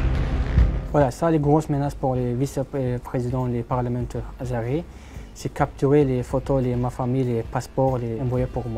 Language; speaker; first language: French; non-native, learner; Azerbaijani